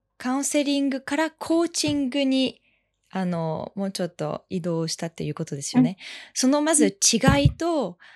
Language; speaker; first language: Japanese; early bilingual, heritage; French